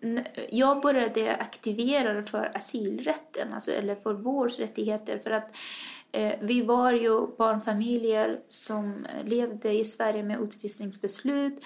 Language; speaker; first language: Swedish; non-native, fluent; Persian